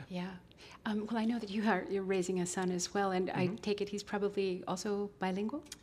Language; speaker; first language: English; native; English